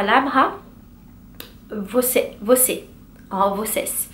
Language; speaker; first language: Portuguese; non-native, learner; French